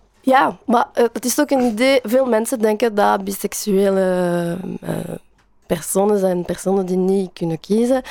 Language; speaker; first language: Dutch; non-native, learner; French